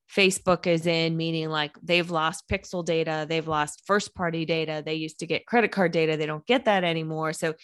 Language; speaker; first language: English; native; English